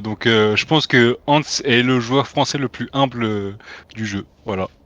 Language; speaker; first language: French; native; French